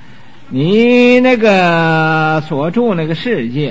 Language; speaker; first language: Chinese; native; Chinese